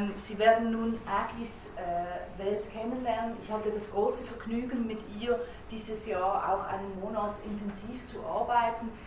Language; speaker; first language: German; native; German